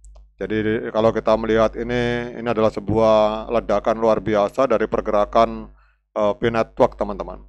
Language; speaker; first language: Indonesian; native; Indonesian